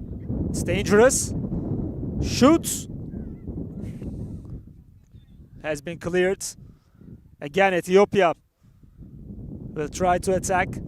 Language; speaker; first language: English; non-native, fluent; Turkish